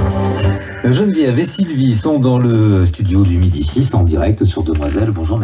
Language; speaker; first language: French; native; French